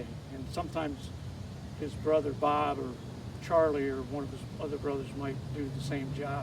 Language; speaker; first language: English; native; English